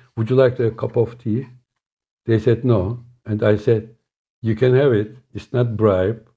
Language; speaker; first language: English; non-native, fluent; Turkish